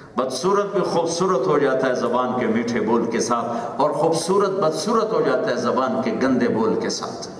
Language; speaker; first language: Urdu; non-native, local second language; Punjabi